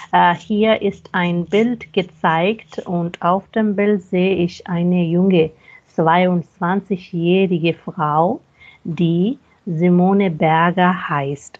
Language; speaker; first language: German; non-native, fluent; Hindi